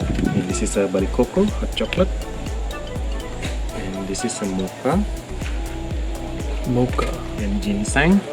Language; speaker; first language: English; non-native, learner; Indonesian